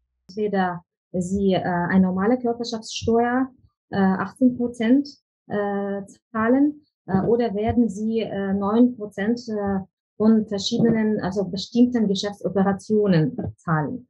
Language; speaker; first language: German; non-native, fluent; Ukrainian